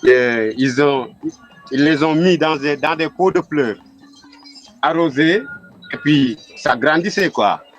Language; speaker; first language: French; non-native, local second language; Wolof